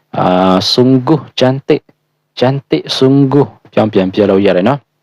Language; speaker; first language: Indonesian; non-native, fluent; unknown